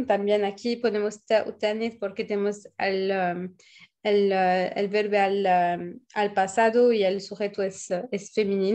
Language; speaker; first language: Spanish; non-native, fluent; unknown